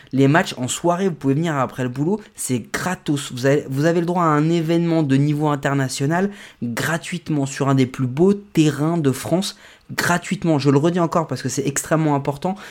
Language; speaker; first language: French; native; French